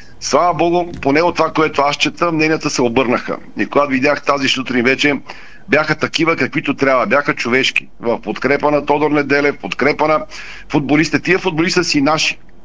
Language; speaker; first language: Bulgarian; native; Bulgarian